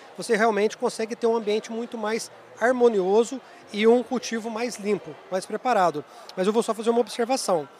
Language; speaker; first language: Portuguese; native; Portuguese